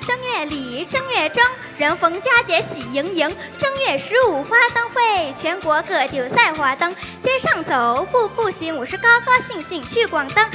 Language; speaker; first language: Chinese; non-native, fluent; Thai